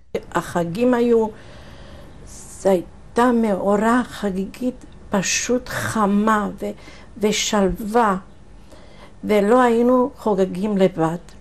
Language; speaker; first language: Hebrew; non-native, fluent; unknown